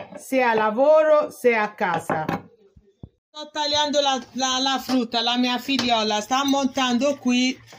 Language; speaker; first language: Italian; non-native, learner; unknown